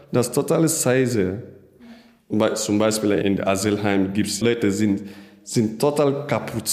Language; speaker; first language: German; non-native, learner; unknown